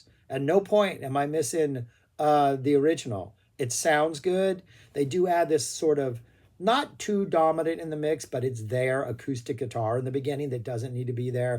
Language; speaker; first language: English; native; English